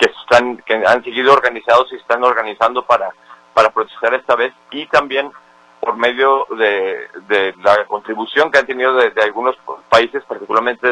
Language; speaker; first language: Spanish; native; Spanish